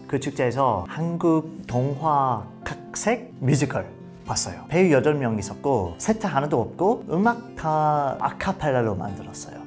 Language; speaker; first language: Korean; non-native, learner; English